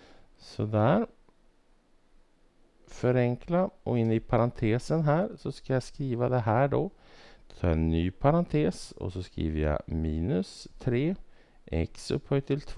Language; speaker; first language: Swedish; native; Swedish